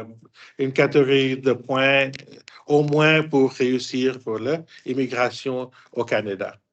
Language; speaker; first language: French; non-native, fluent; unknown